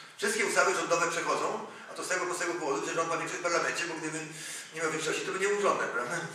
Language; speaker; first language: Polish; native; Polish